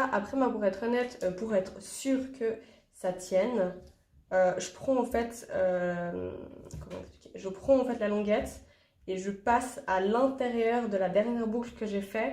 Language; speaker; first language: French; native; French